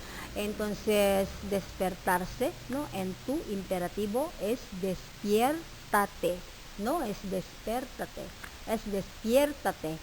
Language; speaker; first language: Spanish; non-native, fluent; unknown